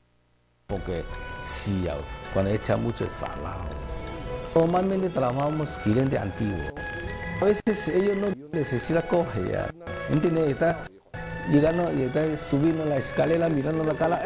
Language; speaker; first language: Spanish; non-native, learner; Cantonese